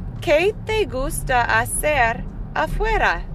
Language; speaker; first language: Spanish; non-native, fluent; English